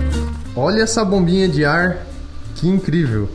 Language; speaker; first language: Portuguese; native; Portuguese